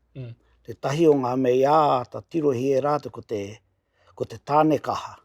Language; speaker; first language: Māori; native; Māori